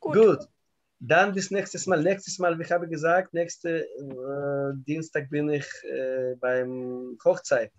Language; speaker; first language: German; non-native, learner; Russian